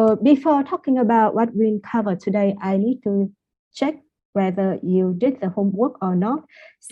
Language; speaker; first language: English; non-native, fluent; Vietnamese